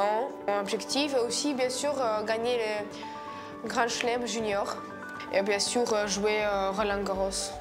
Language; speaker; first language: French; non-native, learner; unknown